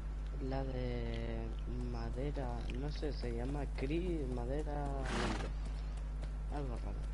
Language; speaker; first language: Spanish; native; Spanish